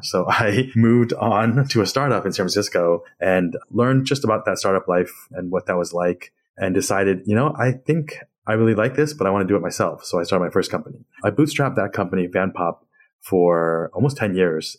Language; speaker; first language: English; native; English